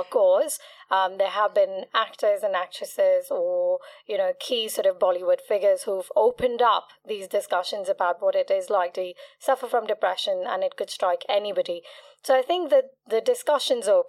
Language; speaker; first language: English; non-native, local second language; Kachhi